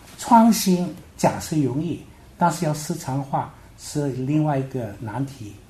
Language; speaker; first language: Chinese; non-native, local second language; Hakka Chinese